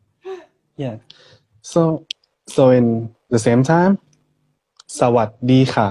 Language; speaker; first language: English; non-native, fluent; Thai